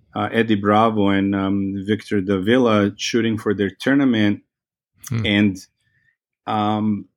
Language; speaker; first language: English; non-native, fluent; Serbian